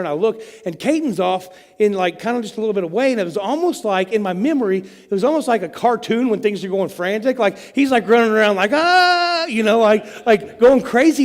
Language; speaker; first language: English; native; English